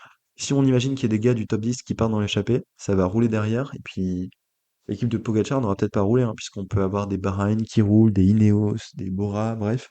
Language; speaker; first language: French; native; French